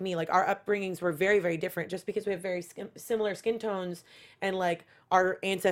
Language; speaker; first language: English; native; English